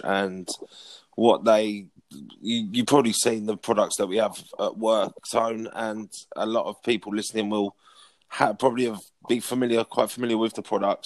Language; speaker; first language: English; native; English